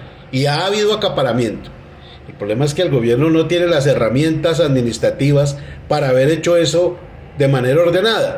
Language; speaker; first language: Spanish; native; Spanish